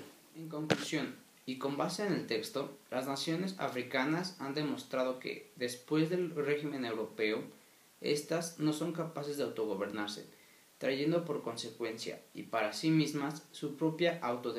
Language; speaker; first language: Spanish; native; Spanish